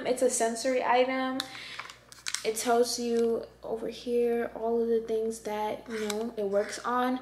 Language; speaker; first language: English; native; English